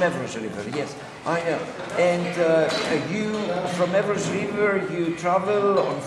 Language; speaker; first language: English; non-native, fluent; Greek